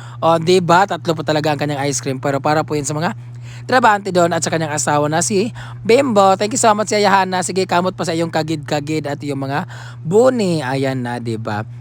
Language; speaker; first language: Filipino; non-native, local second language; Cebuano